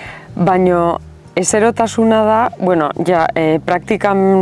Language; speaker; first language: Basque; non-native, local second language; Spanish